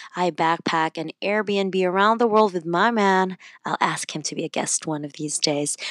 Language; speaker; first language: English; non-native, local second language; Cebuano